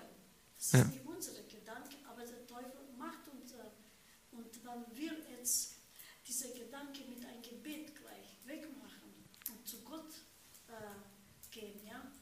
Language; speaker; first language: German; non-native, learner; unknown